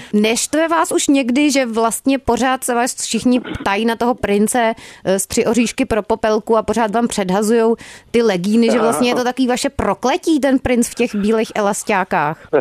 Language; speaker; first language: Czech; native; Czech